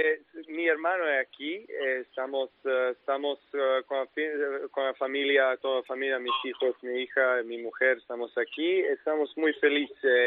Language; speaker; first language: Spanish; non-native, learner; Serbian